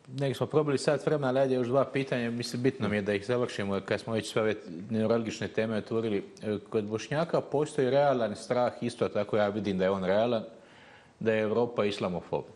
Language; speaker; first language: Bosnian; native; Bosnian